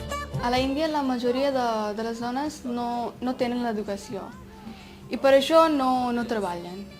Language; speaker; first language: Catalan; non-native, fluent; Punjabi